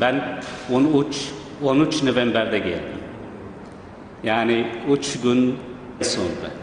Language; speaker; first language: Turkish; non-native, learner; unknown